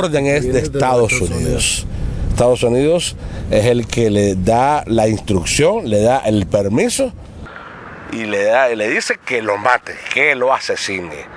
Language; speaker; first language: Spanish; native; Spanish